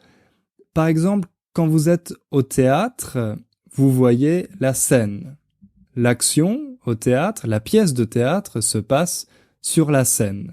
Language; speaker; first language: French; native; French